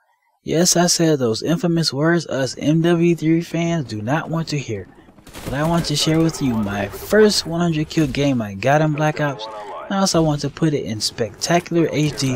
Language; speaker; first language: English; native; English